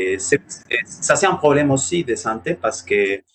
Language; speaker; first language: French; non-native, learner; Spanish